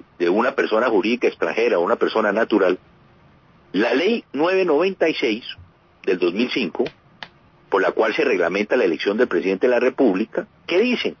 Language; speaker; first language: Spanish; native; Spanish